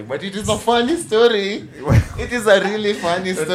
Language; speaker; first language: English; non-native, local second language; Luo (Kenya and Tanzania)